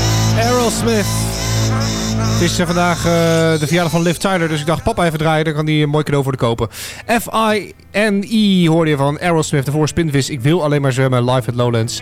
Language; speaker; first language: Dutch; native; Dutch